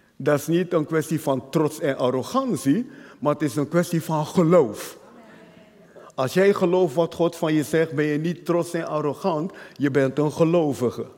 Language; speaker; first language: Dutch; non-native, fluent; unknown